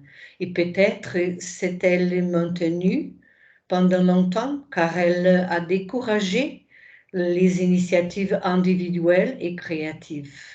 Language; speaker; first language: French; non-native, fluent; Portuguese